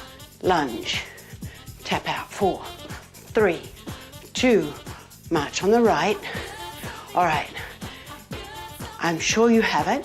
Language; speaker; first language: English; native; English